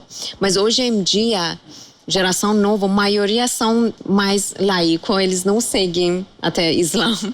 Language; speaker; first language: Portuguese; non-native, fluent; Persian